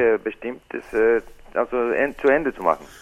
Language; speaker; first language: German; non-native, learner; English